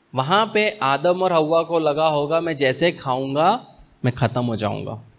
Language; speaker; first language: Hindi; native; Hindi